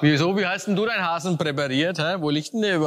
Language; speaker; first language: German; native; German